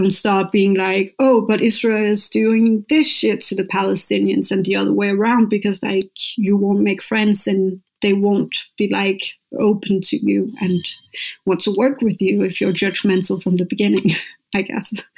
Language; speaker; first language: English; non-native, fluent; Danish